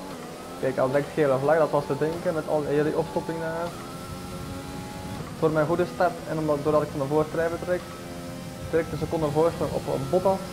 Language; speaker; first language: Dutch; native; Dutch